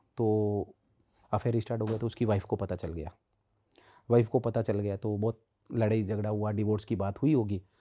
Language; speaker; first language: Hindi; native; Hindi